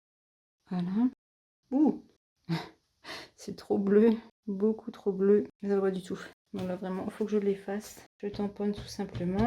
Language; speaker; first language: French; native; French